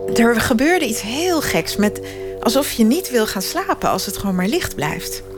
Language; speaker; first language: Dutch; non-native, fluent; Swedish